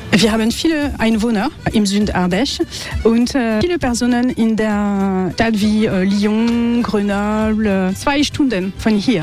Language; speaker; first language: German; non-native, learner; French